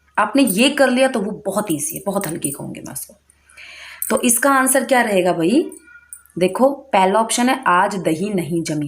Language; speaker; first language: Hindi; native; Hindi